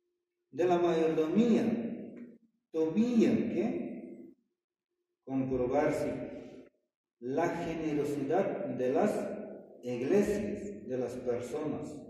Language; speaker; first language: Spanish; non-native, fluent; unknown